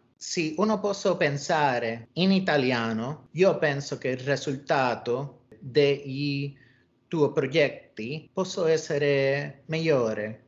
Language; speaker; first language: Italian; non-native, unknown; Spanish